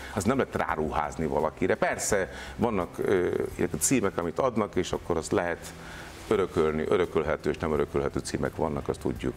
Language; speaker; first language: Hungarian; non-native, fluent; Hindi